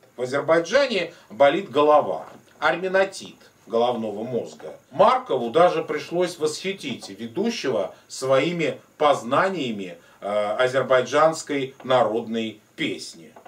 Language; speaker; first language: Russian; native; Russian